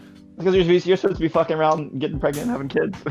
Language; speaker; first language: English; native; English